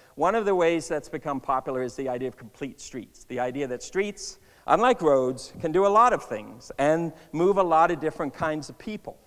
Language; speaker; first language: English; native; English